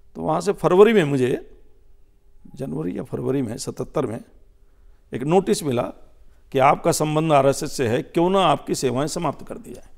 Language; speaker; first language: Hindi; native; Hindi